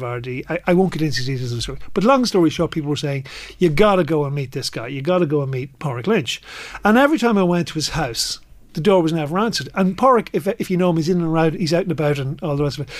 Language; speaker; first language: English; native; English